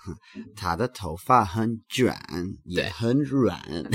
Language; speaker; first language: Chinese; non-native, learner; English